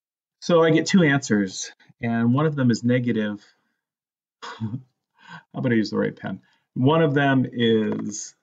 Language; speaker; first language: English; native; English